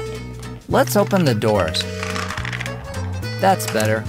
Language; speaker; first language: English; native; English